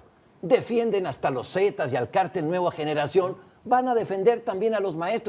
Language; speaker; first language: Spanish; native; Spanish